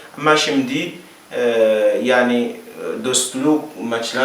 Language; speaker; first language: Turkish; non-native, learner; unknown